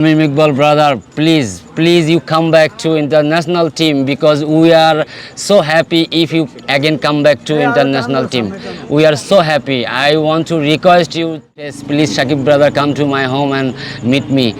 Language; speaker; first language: English; non-native, local second language; Bangla